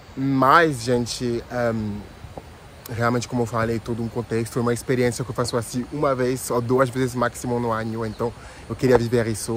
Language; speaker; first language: Portuguese; non-native, fluent; French